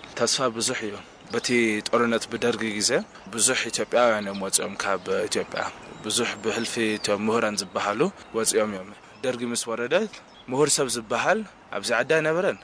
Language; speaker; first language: Tigrinya; early bilingual, heritage; Tigrinya